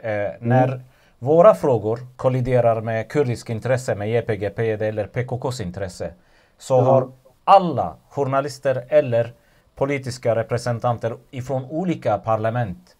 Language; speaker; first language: Swedish; non-native, fluent; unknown